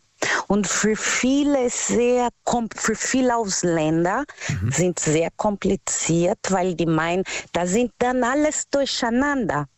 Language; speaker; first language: German; non-native, learner; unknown